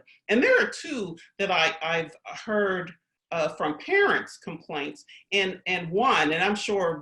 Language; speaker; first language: English; native; English